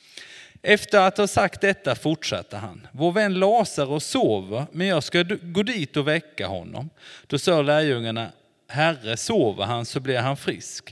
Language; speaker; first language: Swedish; non-native, fluent; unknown